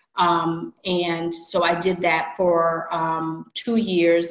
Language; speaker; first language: English; native; English